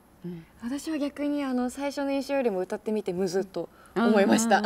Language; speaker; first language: Japanese; native; Japanese